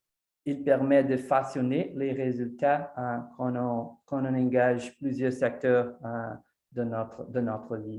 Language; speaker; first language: French; non-native, fluent; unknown